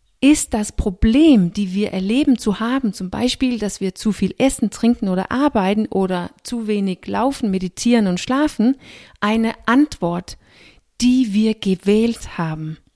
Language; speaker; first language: German; non-native, fluent; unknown